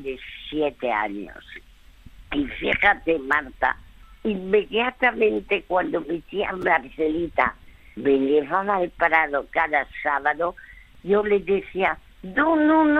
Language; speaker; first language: Spanish; early bilingual, other home language; French